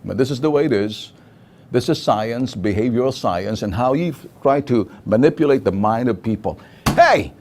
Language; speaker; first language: English; non-native, local second language; Filipino